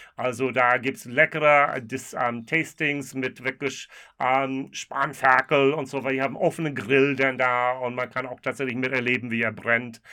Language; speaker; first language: German; non-native, fluent; English